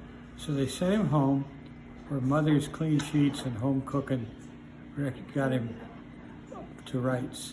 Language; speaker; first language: English; native; English